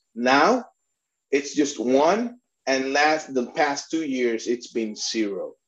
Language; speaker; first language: English; non-native, fluent; Spanish